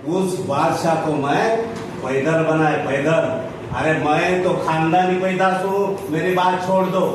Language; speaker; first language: Hindi; non-native, local second language; Marathi